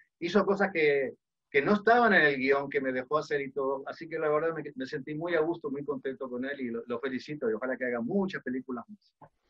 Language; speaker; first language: Spanish; early bilingual, other home language; Dutch